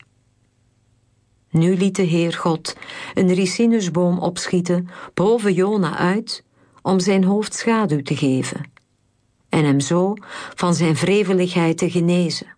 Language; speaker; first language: Dutch; native; Dutch